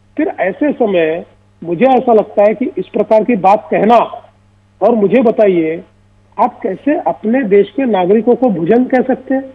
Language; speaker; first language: Hindi; non-native, local second language; Marathi